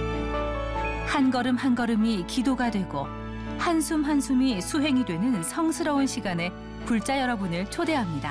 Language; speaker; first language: Korean; native; Korean